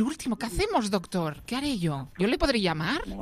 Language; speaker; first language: Spanish; non-native, local second language; Catalan